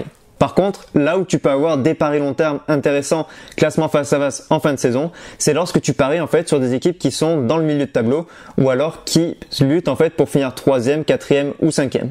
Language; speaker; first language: French; native; French